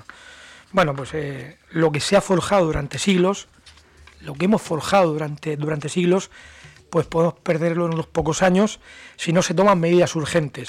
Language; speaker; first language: Spanish; native; Spanish